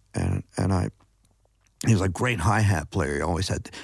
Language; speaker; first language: English; native; English